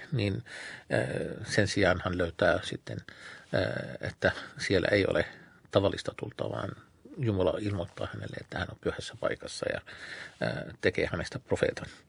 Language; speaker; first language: Finnish; non-native, fluent; Arabic